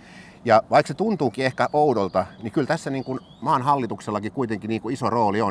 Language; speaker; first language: Finnish; native; Finnish